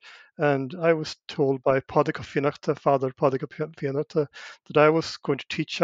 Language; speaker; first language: English; non-native, local second language; Irish